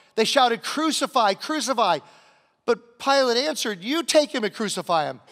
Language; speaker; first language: English; native; English